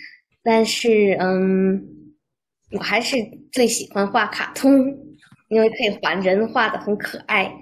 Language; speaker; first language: Chinese; early bilingual, heritage; Chinese